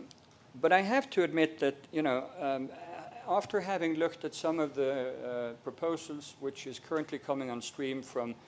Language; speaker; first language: English; non-native, fluent; Norwegian